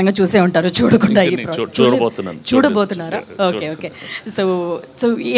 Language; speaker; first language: Telugu; native; Telugu